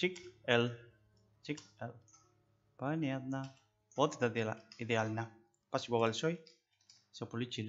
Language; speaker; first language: Russian; non-native, learner; Spanish